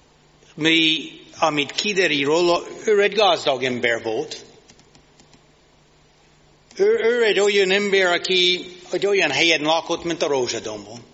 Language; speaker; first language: Hungarian; non-native, fluent; English